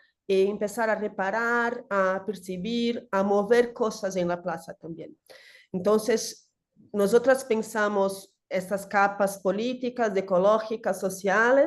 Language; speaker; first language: Spanish; non-native, learner; Portuguese